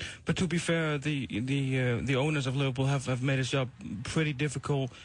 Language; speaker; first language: English; non-native, fluent; Icelandic